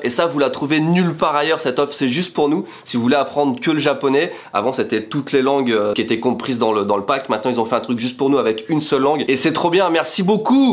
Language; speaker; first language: French; native; French